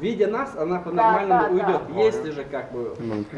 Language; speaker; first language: Russian; native; Russian